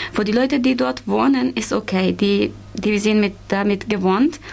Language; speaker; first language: German; non-native, learner; Persian